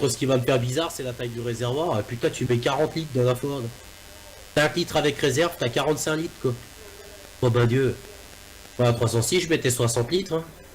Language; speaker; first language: French; native; French